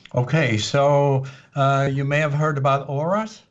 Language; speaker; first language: English; non-native, fluent; Swiss German